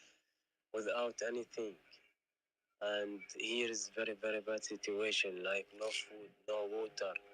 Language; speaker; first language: English; non-native, learner; Arabic